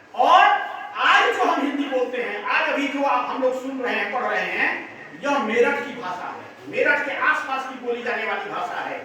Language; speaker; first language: Hindi; native; Hindi